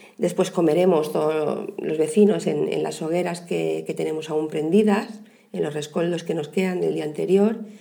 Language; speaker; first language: Spanish; native; Spanish